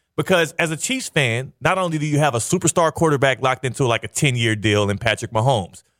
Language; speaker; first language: English; native; English